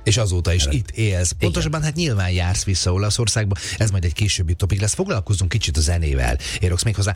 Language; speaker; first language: Hungarian; native; Hungarian